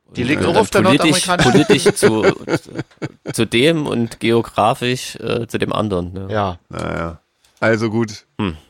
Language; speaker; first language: German; native; German